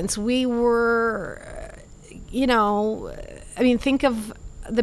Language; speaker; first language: English; early bilingual, other home language; Spanish